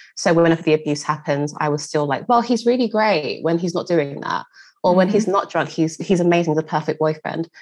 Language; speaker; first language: English; native; English